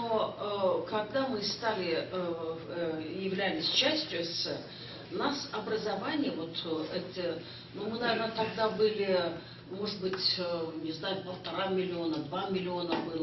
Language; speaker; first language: Russian; non-native, local second language; Kyrgyz